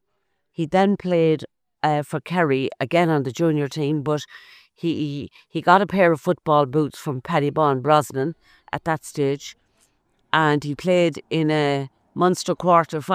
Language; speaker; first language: English; native; English